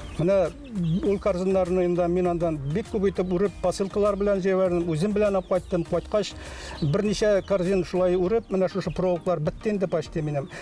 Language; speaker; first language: Tatar; native; Tatar